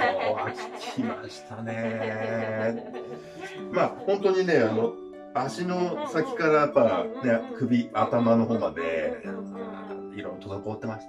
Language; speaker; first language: Japanese; native; Japanese